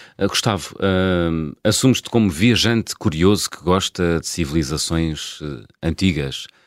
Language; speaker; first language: Portuguese; native; Portuguese